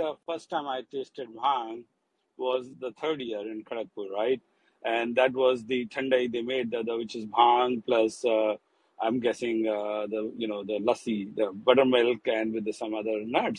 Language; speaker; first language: English; non-native, local second language; Hindi